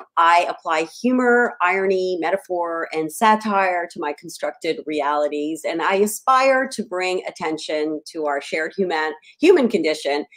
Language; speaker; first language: English; native; English